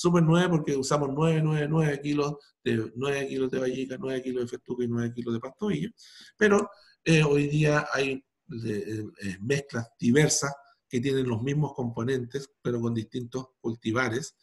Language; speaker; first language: Spanish; native; Spanish